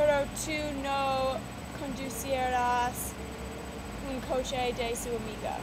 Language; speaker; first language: Spanish; non-native, learner; English